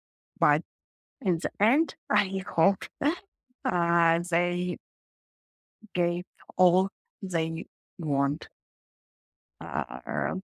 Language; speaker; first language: English; non-native, learner; Russian